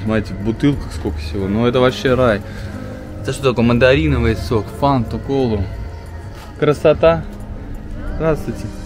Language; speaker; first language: Russian; native; Russian